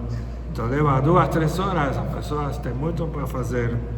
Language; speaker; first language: Portuguese; non-native, fluent; Spanish